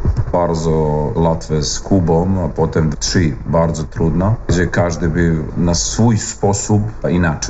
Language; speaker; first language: Polish; non-native, learner; Serbian